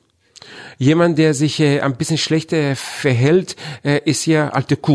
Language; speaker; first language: German; non-native, fluent; Persian